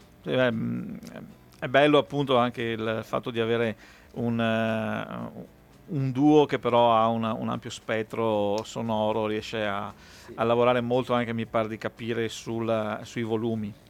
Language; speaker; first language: Italian; native; Italian